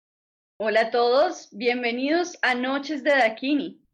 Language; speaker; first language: Spanish; native; Spanish